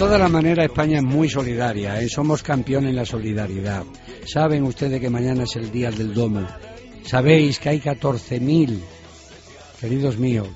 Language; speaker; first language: Spanish; native; Spanish